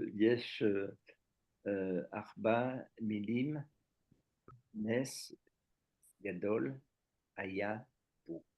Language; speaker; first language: Hebrew; non-native, learner; French